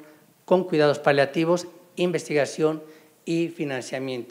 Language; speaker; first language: Spanish; native; Spanish